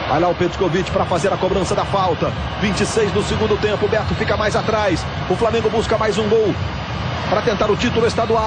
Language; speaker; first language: Portuguese; native; Portuguese